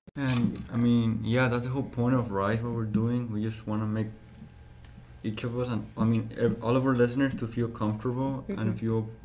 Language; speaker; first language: English; early bilingual, other home language; Spanish